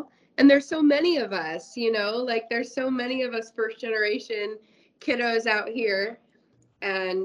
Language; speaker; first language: English; native; English